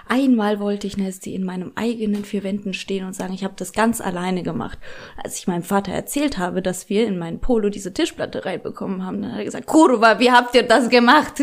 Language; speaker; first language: German; early bilingual, other home language; Polish